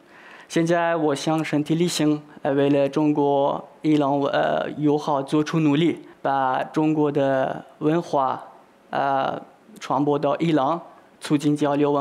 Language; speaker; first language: Chinese; non-native, learner; Persian